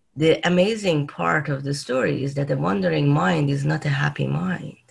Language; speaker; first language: English; non-native, fluent; Persian